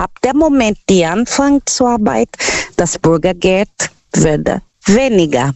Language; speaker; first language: German; non-native, learner; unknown